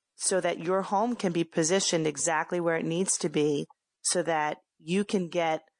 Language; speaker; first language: English; native; English